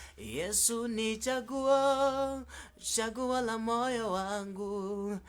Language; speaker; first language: Swahili; non-native, local second language; Kikuyu